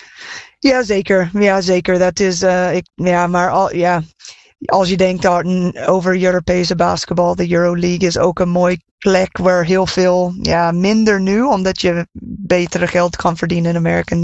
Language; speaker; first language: Dutch; non-native, fluent; English